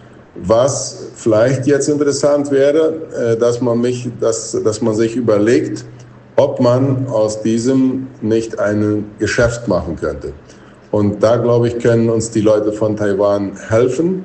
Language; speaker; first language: German; non-native, local second language; Plautdietsch